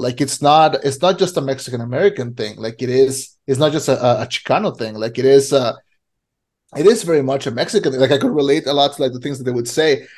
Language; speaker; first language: English; non-native, fluent; Spanish